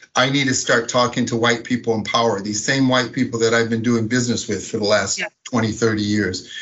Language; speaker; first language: English; native; English